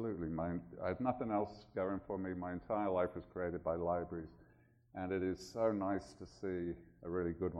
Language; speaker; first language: English; native; English